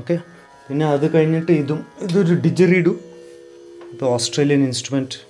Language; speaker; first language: Tamil; non-native, learner; Malayalam